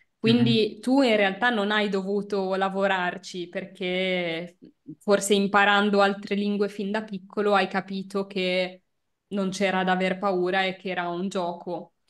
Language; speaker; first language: Italian; native; Italian